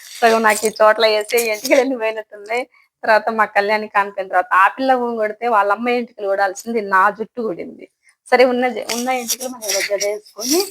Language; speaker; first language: Telugu; non-native, local second language; Lambadi